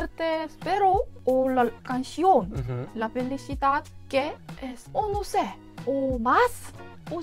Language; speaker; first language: Spanish; non-native, learner; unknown